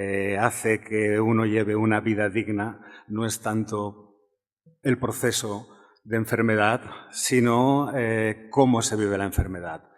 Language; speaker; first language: Spanish; native; Spanish